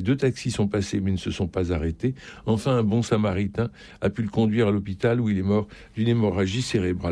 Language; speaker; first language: French; native; French